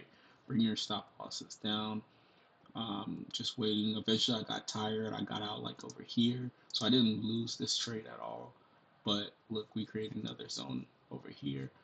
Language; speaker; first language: English; native; English